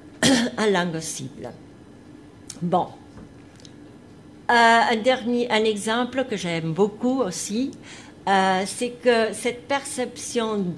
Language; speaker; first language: French; non-native, fluent; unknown